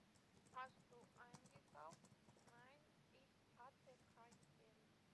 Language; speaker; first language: German; non-native, learner; Macedonian